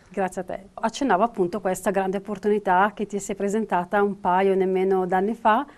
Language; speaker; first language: Italian; native; Italian